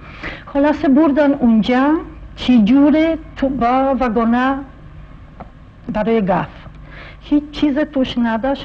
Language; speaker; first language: Persian; non-native, fluent; Polish